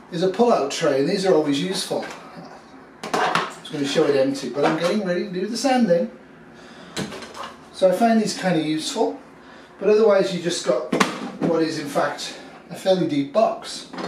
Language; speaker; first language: English; native; English